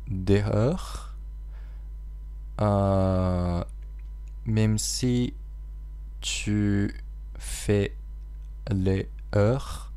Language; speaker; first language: French; non-native, learner; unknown